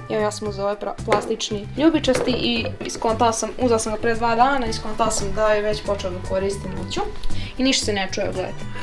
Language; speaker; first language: Serbian; early bilingual, heritage; Serbian